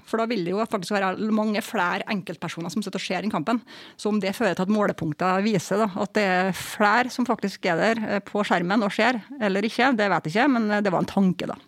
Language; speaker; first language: Norwegian; native; Norwegian